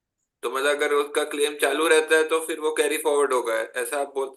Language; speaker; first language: Hindi; non-native, local second language; Gujarati